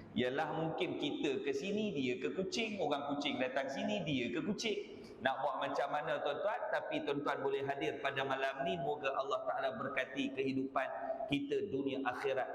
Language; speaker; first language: Malay; native; Malay